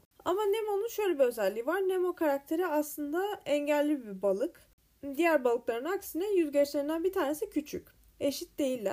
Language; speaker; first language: Turkish; native; Turkish